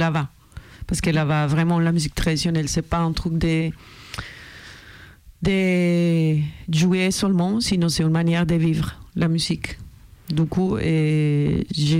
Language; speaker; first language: French; non-native, fluent; Spanish